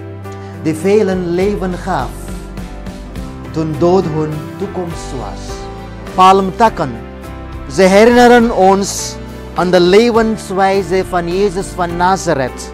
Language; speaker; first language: Dutch; non-native, fluent; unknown